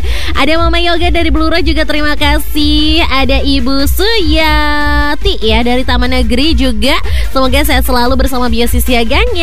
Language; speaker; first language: Indonesian; native; Indonesian